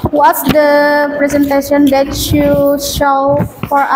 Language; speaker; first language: English; non-native, learner; Indonesian